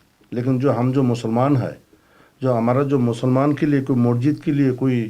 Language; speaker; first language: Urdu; non-native, fluent; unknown